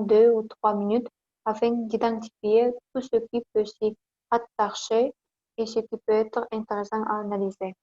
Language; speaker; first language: French; non-native, learner; Kazakh